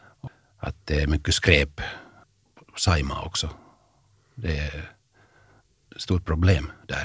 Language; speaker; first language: Swedish; non-native, fluent; Finnish